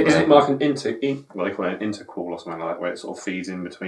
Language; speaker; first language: English; native; English